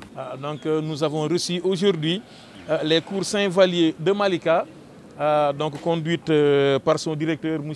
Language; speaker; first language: French; non-native, local second language; Wolof